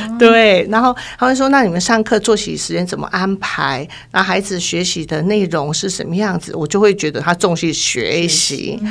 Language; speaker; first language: Chinese; native; Chinese